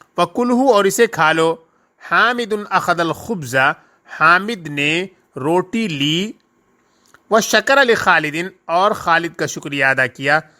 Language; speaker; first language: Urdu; native; Urdu